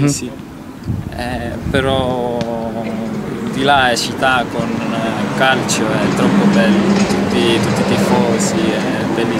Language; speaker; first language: Italian; non-native, learner; Estonian